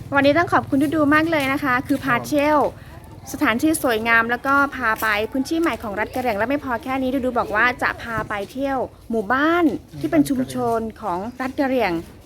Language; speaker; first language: Thai; native; Thai